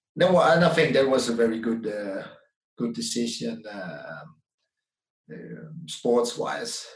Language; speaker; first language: English; non-native, fluent; Dutch